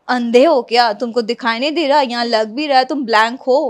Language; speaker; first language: Hindi; non-native, local second language; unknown